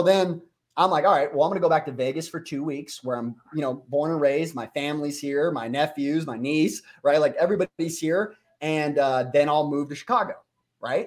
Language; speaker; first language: English; native; English